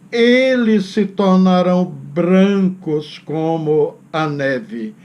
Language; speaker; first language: Portuguese; native; Portuguese